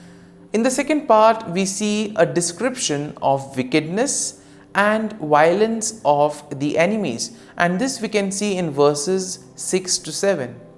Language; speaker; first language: English; non-native, local second language; Konkani